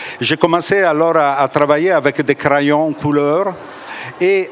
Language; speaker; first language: French; non-native, fluent; Italian